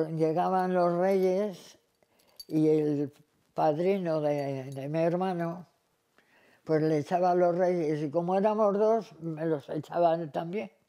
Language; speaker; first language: Spanish; native; Spanish